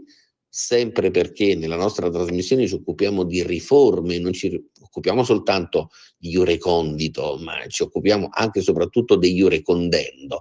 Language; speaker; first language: Italian; native; Italian